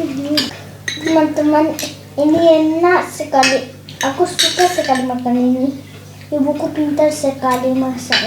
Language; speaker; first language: Indonesian; early bilingual, heritage; Spanish